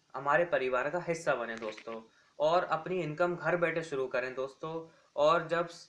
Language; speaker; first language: Hindi; native; Hindi